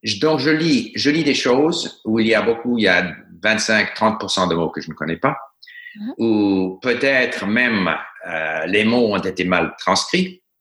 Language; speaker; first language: French; non-native, fluent; English